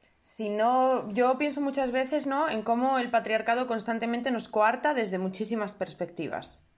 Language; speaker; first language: Spanish; native; Spanish